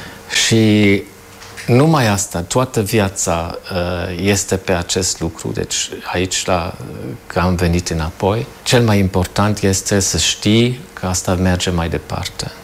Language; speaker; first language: Romanian; non-native, fluent; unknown